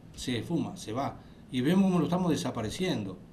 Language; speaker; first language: Spanish; native; Spanish